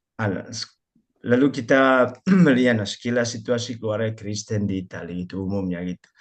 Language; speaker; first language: Indonesian; non-native, local second language; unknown